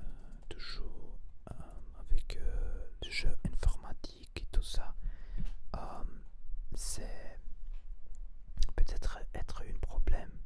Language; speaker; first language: French; non-native, learner; Spanish